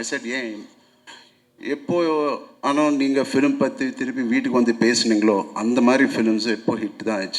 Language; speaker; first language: Tamil; non-native, local second language; Telugu